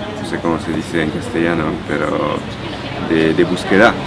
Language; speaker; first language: Spanish; non-native, fluent; French